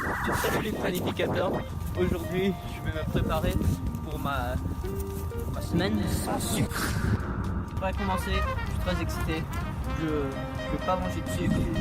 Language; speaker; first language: French; non-native, learner; English